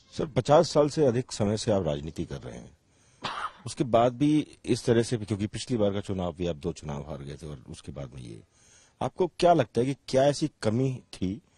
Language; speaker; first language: Hindi; native; Hindi